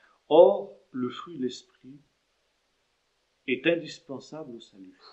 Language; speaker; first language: French; native; French